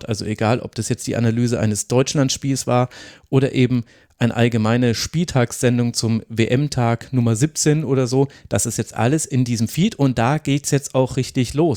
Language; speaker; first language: German; native; German